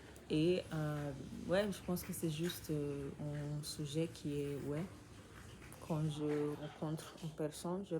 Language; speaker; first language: French; non-native, learner; English